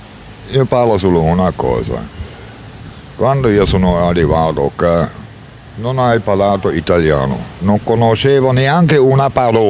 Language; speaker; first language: Italian; non-native, learner; German